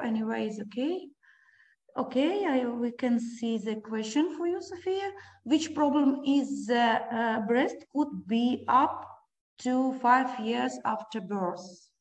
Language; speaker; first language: English; non-native, learner; Ukrainian